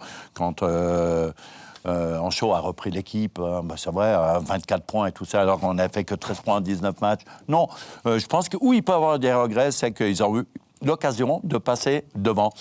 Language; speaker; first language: French; native; French